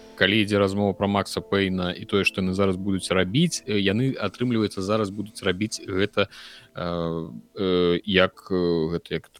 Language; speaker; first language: Belarusian; non-native, local second language; Russian